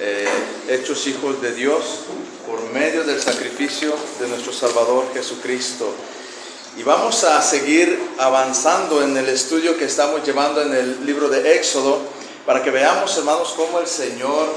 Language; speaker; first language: Spanish; native; Spanish